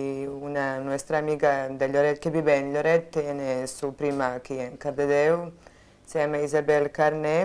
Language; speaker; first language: Spanish; non-native, fluent; Bosnian